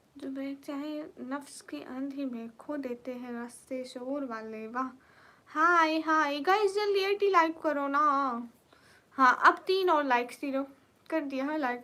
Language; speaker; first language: Urdu; non-native, local second language; Punjabi